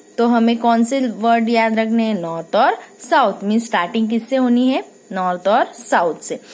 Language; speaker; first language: Hindi; non-native, local second language; Marathi